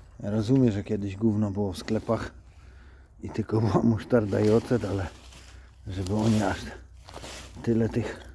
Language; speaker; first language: Polish; native; Polish